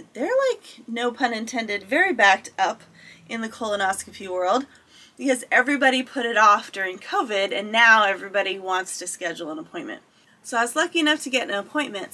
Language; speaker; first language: English; native; English